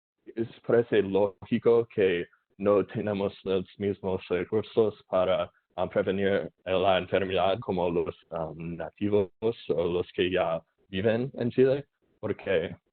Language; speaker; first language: Spanish; non-native, learner; English